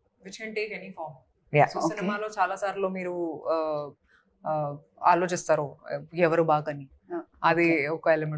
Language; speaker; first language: Telugu; non-native, fluent; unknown